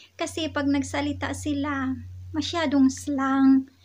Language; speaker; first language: Filipino; non-native, local second language; Hiligaynon